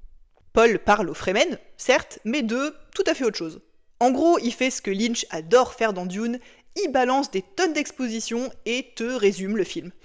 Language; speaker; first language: French; native; French